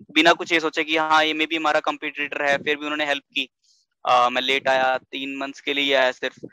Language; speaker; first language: Hindi; native; Hindi